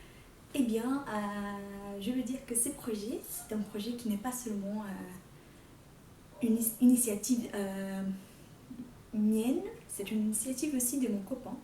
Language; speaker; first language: French; non-native, fluent; Portuguese